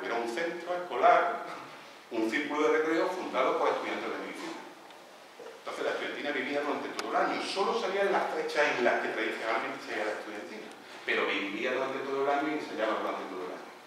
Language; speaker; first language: Spanish; native; Spanish